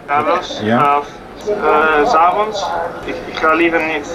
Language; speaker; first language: Dutch; non-native, learner; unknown